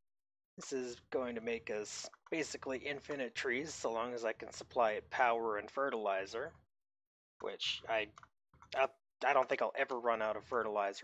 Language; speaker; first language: English; native; English